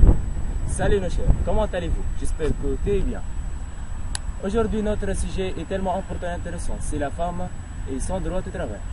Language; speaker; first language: French; non-native, learner; Arabic